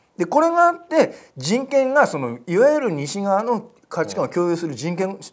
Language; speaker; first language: Japanese; native; Japanese